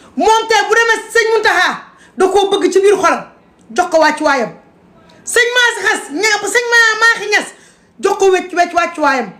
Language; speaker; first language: Wolof; non-native, local second language; Fula